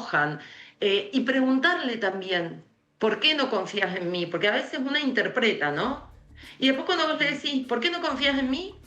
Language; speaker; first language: Spanish; native; Spanish